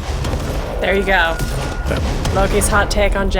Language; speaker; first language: English; native; English